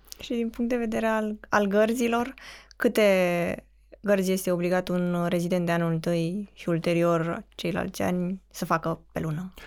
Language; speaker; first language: Romanian; native; Romanian